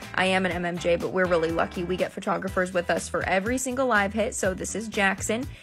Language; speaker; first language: English; native; English